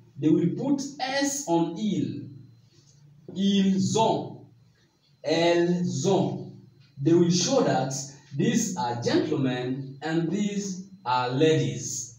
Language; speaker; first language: English; non-native, fluent; Swahili